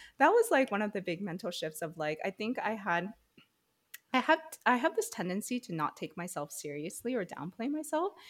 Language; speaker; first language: English; early bilingual, other home language; Chinese